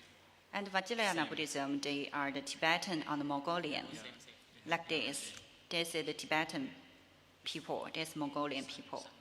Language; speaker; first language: English; non-native, learner; Chinese